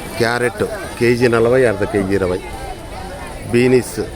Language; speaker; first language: Telugu; native; Telugu